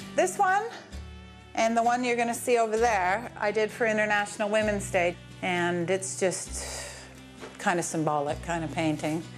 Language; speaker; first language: English; native; English